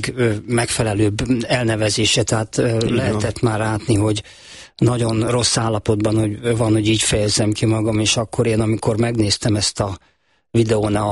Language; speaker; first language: Hungarian; native; Hungarian